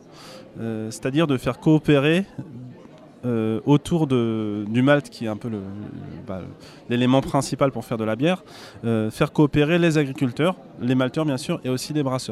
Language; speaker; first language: French; native; French